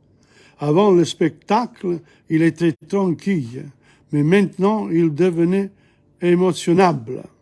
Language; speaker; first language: French; non-native, fluent; English